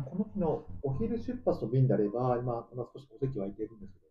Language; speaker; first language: Japanese; native; Japanese